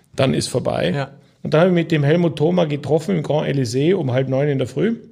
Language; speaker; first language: German; native; German